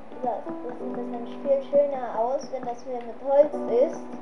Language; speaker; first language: German; native; German